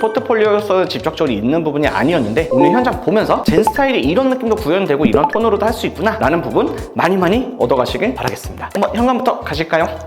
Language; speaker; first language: Korean; native; Korean